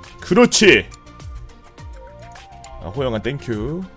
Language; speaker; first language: Korean; native; Korean